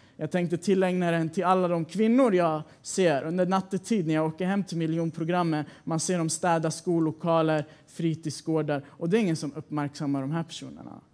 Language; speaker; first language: Swedish; early bilingual, other home language; Persian